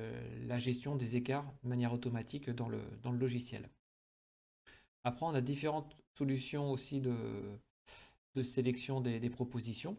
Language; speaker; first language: French; native; French